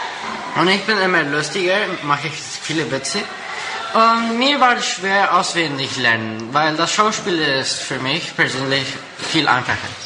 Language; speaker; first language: German; non-native, local second language; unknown